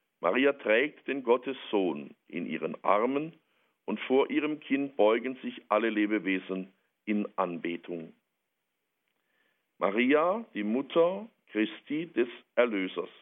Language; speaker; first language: German; native; German